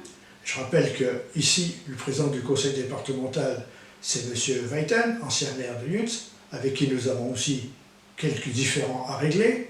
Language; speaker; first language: French; native; French